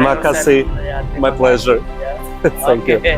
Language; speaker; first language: English; non-native, fluent; Portuguese